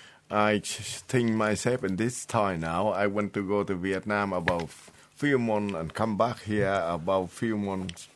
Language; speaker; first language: English; non-native, learner; Vietnamese